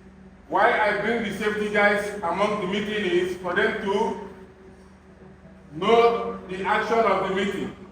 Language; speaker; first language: English; non-native, fluent; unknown